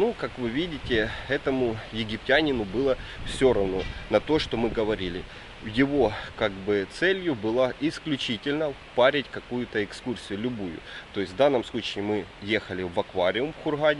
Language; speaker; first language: Russian; native; Russian